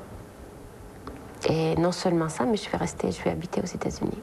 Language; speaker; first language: French; non-native, local second language; Arabic